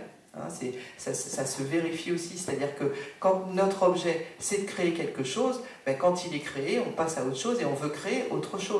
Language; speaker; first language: French; native; French